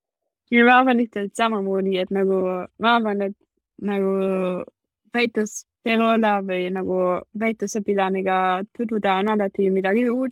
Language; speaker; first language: Estonian; non-native, learner; German